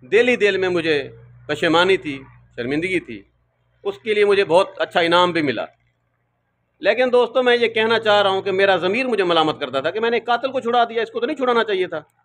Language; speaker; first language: Urdu; non-native, local second language; Saraiki